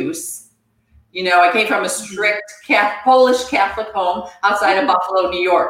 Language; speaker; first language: English; native; English